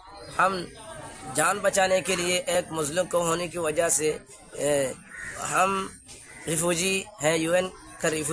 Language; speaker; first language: Hindi; non-native, learner; Rohingya